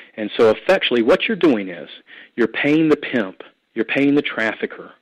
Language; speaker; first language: English; native; English